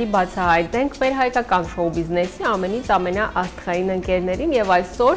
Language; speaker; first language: Armenian; native; Armenian